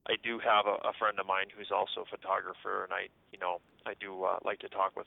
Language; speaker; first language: English; native; English